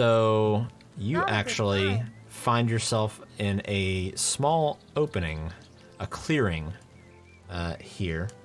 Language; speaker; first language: English; native; English